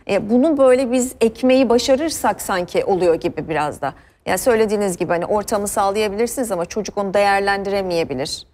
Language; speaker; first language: Turkish; native; Turkish